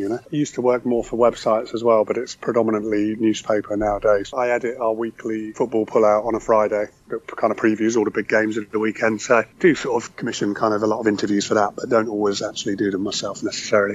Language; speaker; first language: English; native; English